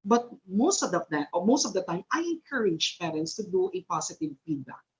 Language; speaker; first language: English; non-native, local second language; Filipino